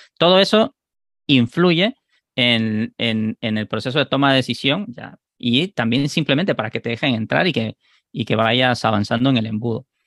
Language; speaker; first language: Spanish; native; Spanish